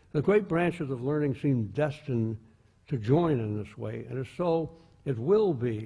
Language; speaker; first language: English; native; English